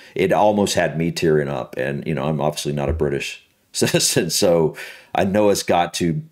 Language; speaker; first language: English; native; English